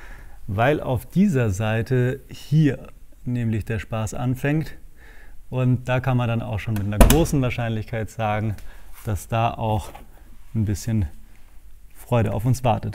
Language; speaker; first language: German; native; German